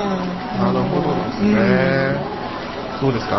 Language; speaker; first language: Japanese; native; Japanese